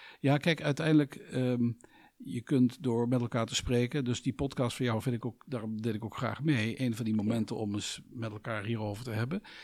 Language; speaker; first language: Dutch; native; Dutch